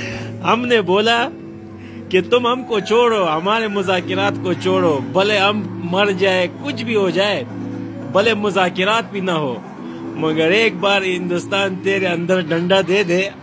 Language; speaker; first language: Hindi; non-native, fluent; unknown